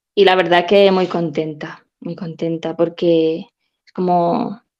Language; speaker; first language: Spanish; native; Spanish